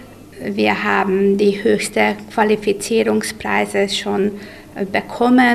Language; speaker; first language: German; non-native, local second language; Hungarian